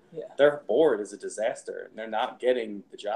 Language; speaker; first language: English; native; English